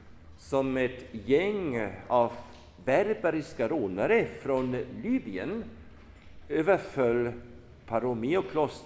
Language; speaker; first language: Swedish; non-native, fluent; German